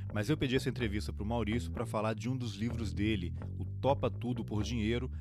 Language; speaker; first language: Portuguese; native; Portuguese